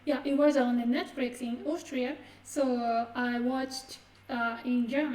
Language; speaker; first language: English; non-native, fluent; Japanese